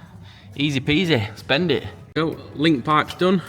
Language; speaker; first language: English; native; English